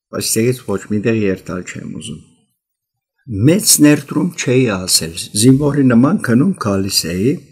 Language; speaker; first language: Armenian; early bilingual, heritage; Armenian